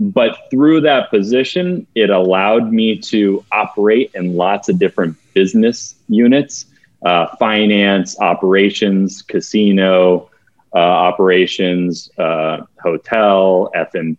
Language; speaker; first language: English; native; English